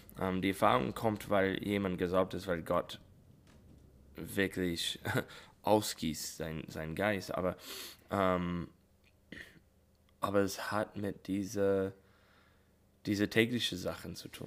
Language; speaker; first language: German; non-native, learner; English